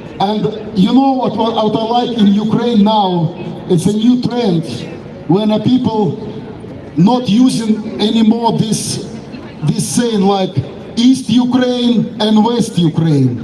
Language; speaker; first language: English; non-native, fluent; Ukrainian